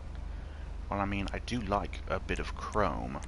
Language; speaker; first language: English; native; English